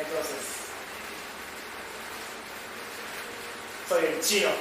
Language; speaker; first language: Spanish; non-native, learner; Japanese